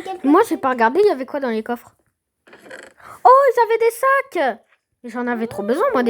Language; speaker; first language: French; native; French